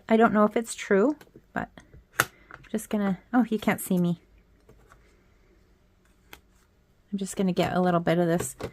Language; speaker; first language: English; native; English